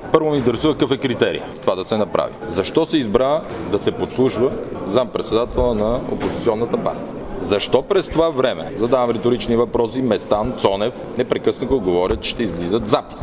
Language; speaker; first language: Bulgarian; native; Bulgarian